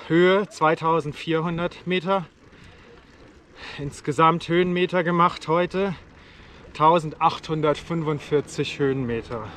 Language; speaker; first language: German; native; German